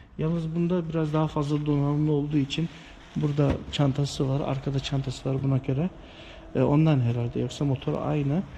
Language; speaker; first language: Turkish; early bilingual, heritage; Turkish